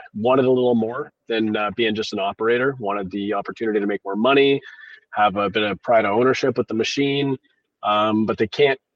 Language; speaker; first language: English; native; English